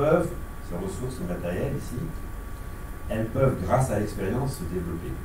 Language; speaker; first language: French; native; French